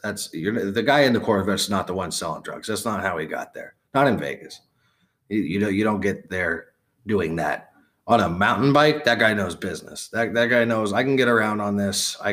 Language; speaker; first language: English; native; English